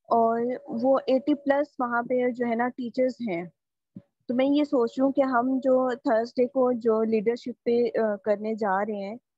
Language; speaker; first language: Urdu; native; Urdu